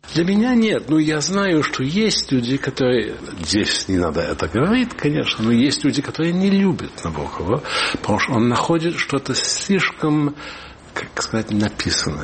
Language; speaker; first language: Russian; early bilingual, heritage; Russian